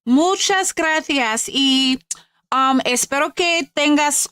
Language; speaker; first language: Spanish; non-native, learner; English